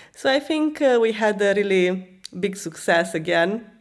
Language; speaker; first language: English; non-native, fluent; Romanian